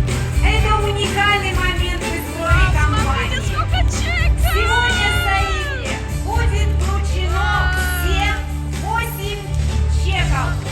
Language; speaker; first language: Russian; native; Russian